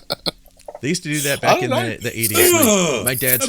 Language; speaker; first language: English; native; English